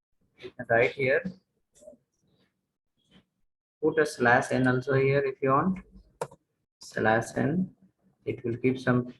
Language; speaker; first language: English; non-native, local second language; Telugu